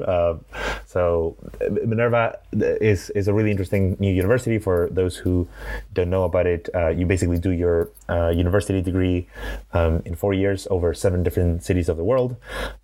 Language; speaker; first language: English; non-native, fluent; Spanish